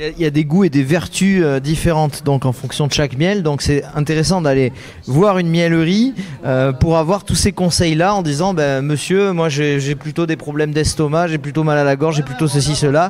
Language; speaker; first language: French; native; French